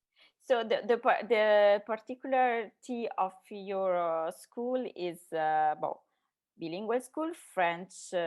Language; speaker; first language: English; non-native, learner; Italian